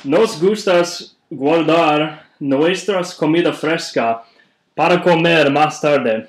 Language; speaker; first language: Spanish; non-native, learner; English